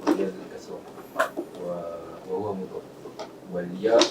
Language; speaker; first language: Arabic; non-native, learner; Malay